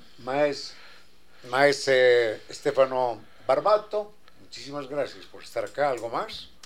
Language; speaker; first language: Spanish; native; Spanish